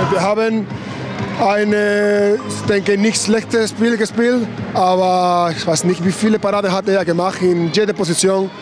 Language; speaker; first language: German; non-native, fluent; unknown